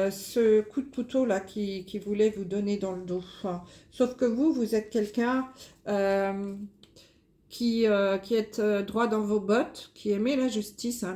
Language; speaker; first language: French; native; French